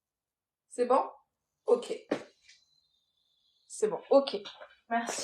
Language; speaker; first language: French; non-native, local second language; Arabic